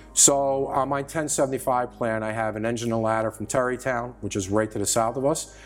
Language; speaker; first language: English; native; English